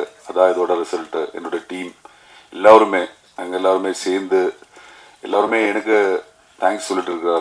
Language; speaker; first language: Tamil; non-native, learner; Malayalam